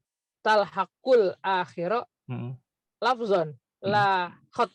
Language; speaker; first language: Arabic; non-native, learner; Indonesian